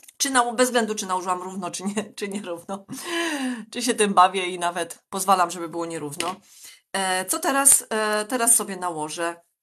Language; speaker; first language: Polish; native; Polish